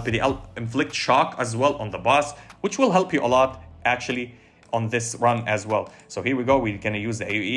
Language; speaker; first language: English; non-native, fluent; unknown